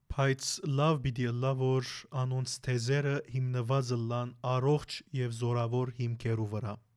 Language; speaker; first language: Armenian; early bilingual, heritage; Armenian